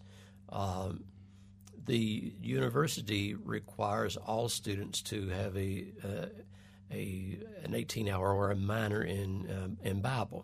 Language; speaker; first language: English; native; English